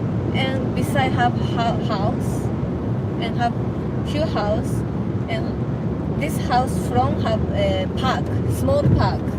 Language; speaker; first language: English; non-native, learner; Japanese